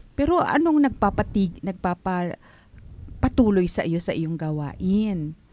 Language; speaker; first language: Filipino; native; Filipino